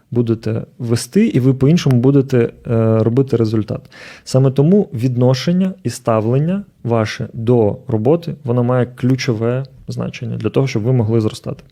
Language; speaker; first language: Ukrainian; native; Ukrainian